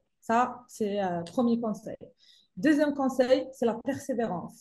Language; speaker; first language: French; non-native, local second language; Arabic